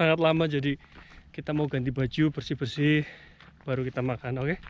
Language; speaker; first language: Indonesian; native; Indonesian